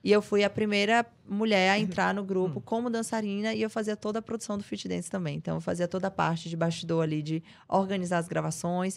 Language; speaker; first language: Portuguese; native; Portuguese